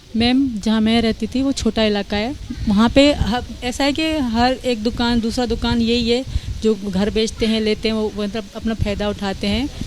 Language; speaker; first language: Hindi; non-native, local second language; Sindhi